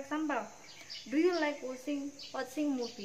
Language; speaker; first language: English; non-native, learner; Indonesian